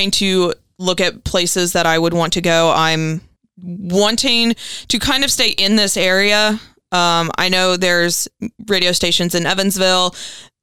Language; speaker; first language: English; native; English